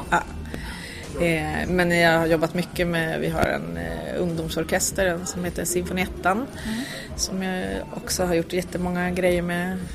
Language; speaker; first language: Swedish; native; Swedish